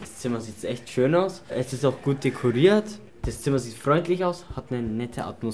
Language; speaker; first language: German; native; German